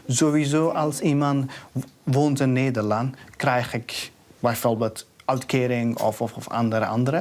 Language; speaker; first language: Dutch; non-native, learner; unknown